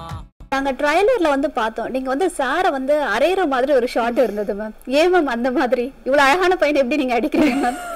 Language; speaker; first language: Tamil; native; Tamil